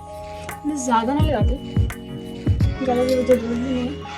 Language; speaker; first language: Hindi; early bilingual, heritage; Hindi